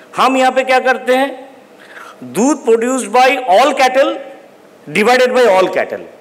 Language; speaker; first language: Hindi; non-native, local second language; Bangla